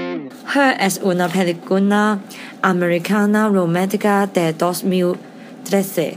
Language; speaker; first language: Spanish; non-native, learner; English